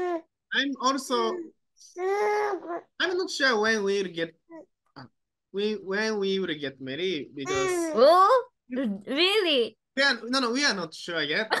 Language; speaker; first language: English; non-native, learner; Japanese